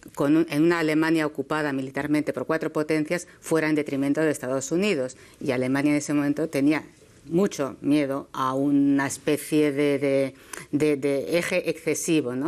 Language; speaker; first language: Spanish; native; Spanish